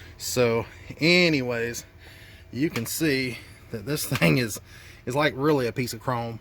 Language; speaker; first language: English; native; English